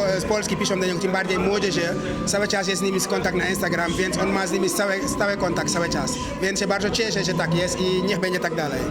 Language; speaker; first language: Polish; non-native, learner; Wolof